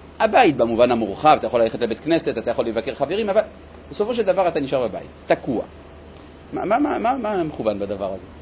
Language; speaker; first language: Hebrew; non-native, fluent; French